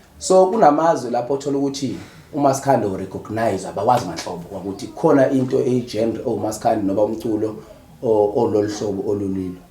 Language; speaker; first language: Zulu; native; Zulu